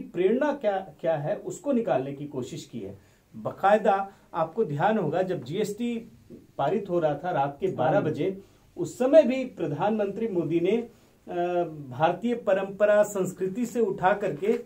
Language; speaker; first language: Hindi; native; Hindi